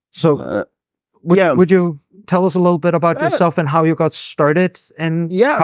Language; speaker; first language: English; non-native, fluent; Danish